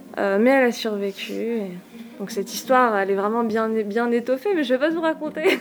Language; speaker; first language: French; native; French